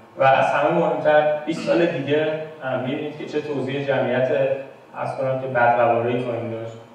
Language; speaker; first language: Persian; native; Persian